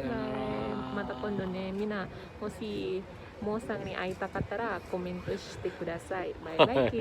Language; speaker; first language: Japanese; non-native, learner; Indonesian